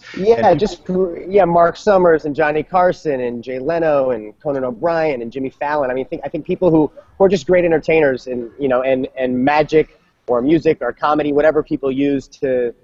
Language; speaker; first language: English; native; English